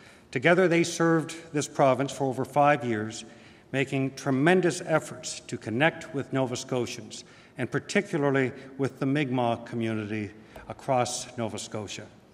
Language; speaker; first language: English; native; English